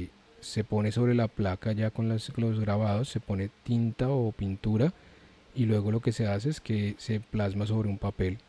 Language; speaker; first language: Spanish; native; Spanish